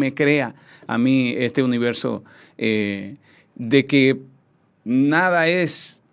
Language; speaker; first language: Spanish; native; Spanish